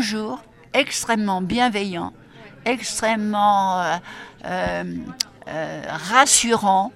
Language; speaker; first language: French; native; French